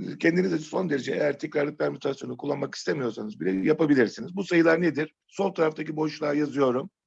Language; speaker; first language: Turkish; native; Turkish